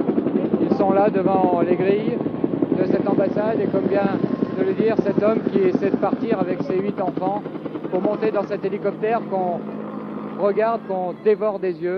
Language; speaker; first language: French; native; French